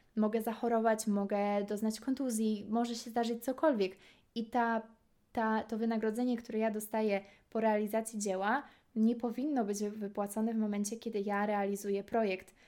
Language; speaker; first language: Polish; native; Polish